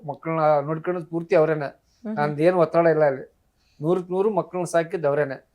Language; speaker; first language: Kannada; non-native, local second language; Marathi